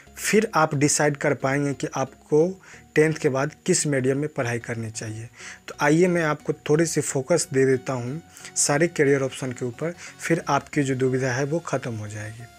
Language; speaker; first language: Hindi; native; Hindi